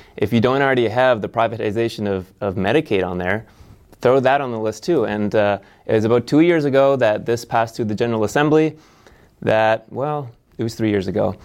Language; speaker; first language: English; native; English